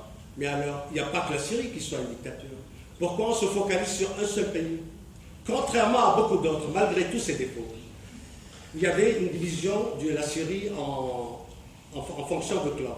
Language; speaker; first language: French; native; French